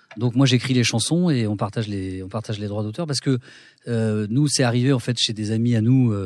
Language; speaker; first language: French; native; French